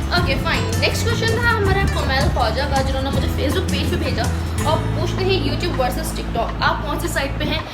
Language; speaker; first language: Urdu; native; Urdu